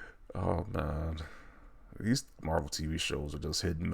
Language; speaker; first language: English; native; English